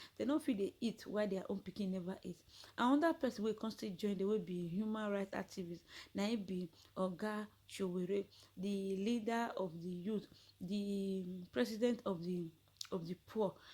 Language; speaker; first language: Nigerian Pidgin; native; Nigerian Pidgin